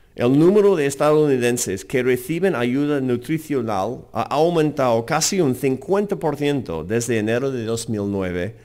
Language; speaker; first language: Spanish; non-native, fluent; English